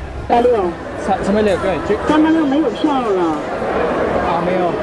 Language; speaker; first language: Chinese; non-native, learner; English